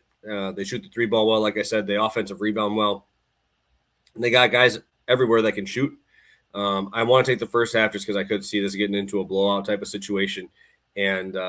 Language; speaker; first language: English; native; English